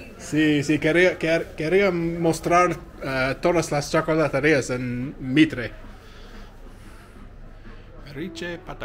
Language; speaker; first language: Spanish; non-native, learner; English